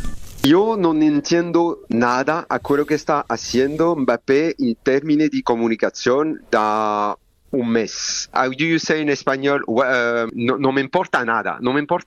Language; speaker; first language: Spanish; non-native, learner; French